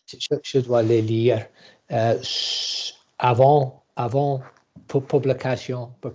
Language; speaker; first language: French; non-native, learner; English